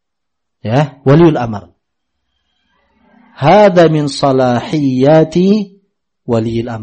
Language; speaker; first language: Arabic; non-native, fluent; Indonesian